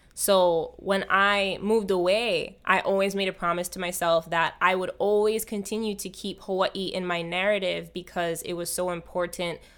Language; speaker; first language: English; native; English